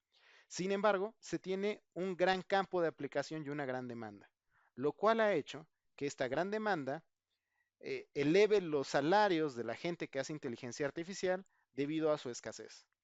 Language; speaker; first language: Spanish; native; Spanish